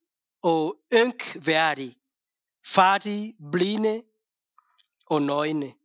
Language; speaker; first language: Danish; non-native, fluent; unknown